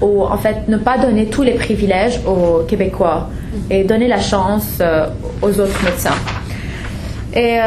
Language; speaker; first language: French; non-native, fluent; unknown